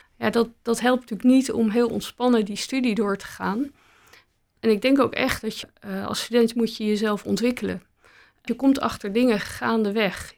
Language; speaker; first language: Dutch; native; Dutch